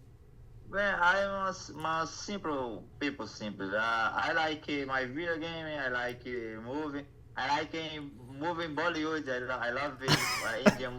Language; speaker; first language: English; non-native, learner; Portuguese